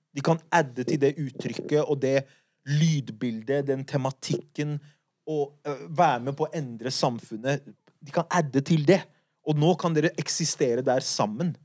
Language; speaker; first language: Norwegian; early bilingual, other home language; Kurdish